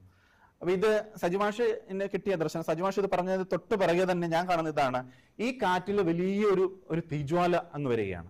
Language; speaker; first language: Malayalam; native; Malayalam